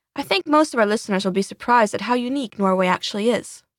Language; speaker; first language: English; non-native, fluent; Swedish